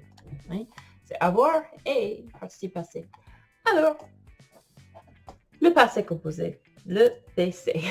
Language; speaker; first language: French; non-native, fluent; English